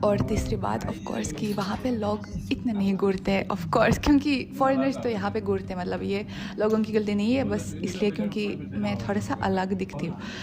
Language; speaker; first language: Hindi; non-native, fluent; Russian